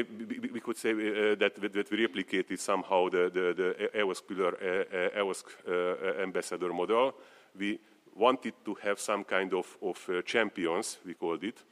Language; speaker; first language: English; non-native, fluent; Hungarian